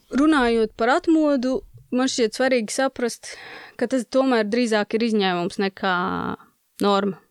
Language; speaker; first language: Latvian; non-native, local second language; Russian